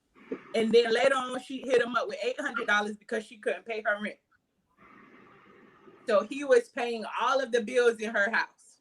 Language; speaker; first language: English; native; English